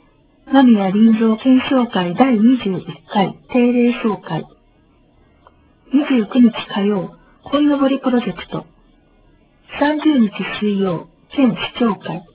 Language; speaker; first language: Japanese; native; Japanese